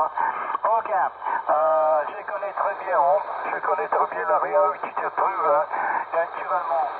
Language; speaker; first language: French; non-native, learner; Italian